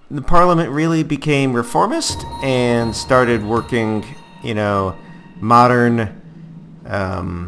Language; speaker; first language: English; native; English